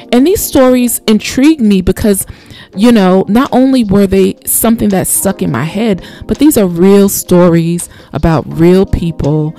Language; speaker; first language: English; native; English